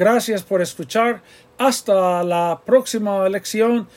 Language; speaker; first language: Spanish; non-native, fluent; English